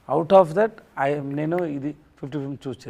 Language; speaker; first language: Telugu; non-native, learner; Tamil